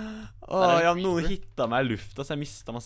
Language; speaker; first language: Norwegian; native; Norwegian